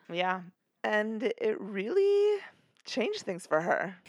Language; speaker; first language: English; early bilingual, other home language; Spanish